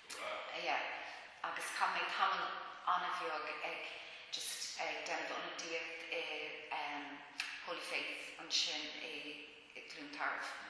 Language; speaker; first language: Irish; non-native, local second language; English